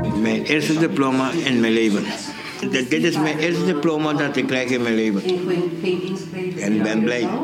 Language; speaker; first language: Dutch; non-native, local second language; Papiamento